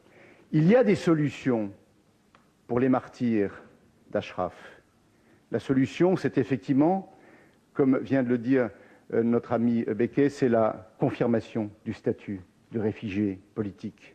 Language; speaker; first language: French; native; French